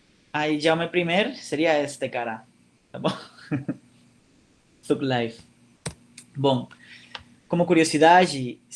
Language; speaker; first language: Portuguese; non-native, fluent; Catalan